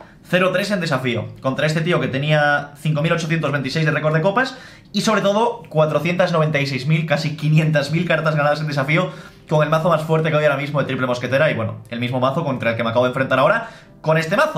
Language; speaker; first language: Spanish; native; Spanish